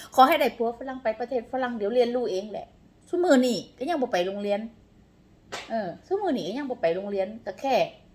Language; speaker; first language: Thai; non-native, local second language; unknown